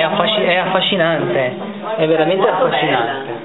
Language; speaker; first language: Italian; native; Italian